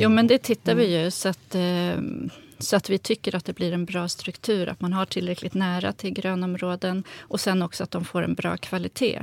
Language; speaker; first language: Swedish; native; Swedish